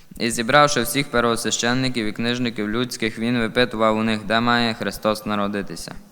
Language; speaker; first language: Ukrainian; native; Ukrainian